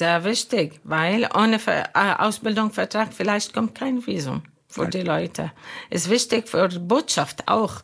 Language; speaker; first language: German; non-native, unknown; Arabic